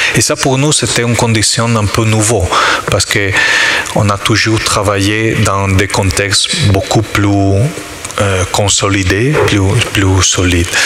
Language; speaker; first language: French; non-native, learner; Italian